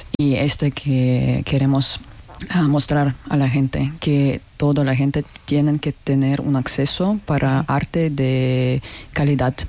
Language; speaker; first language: Spanish; non-native, learner; Russian